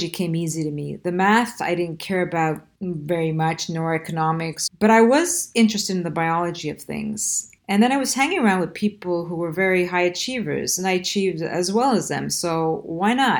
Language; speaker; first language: English; early bilingual, other home language; Italian